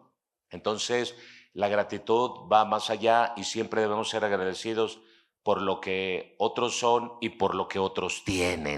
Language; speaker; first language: Spanish; native; Spanish